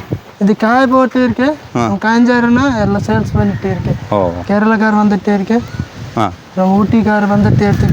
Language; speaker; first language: Tamil; non-native, local second language; Hindi